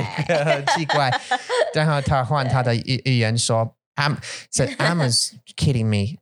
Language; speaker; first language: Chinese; non-native, learner; English